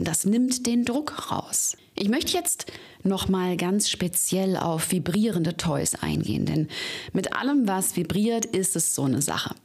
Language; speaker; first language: German; native; German